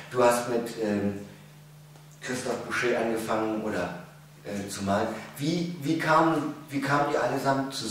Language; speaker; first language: German; native; German